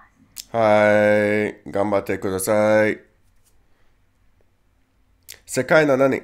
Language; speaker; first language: Japanese; non-native, learner; English